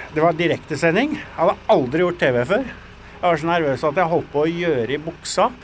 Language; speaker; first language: Norwegian; native; Norwegian